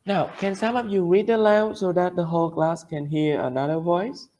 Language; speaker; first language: English; non-native, fluent; Vietnamese